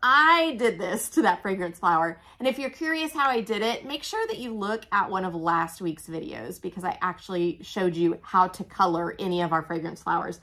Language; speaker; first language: English; native; English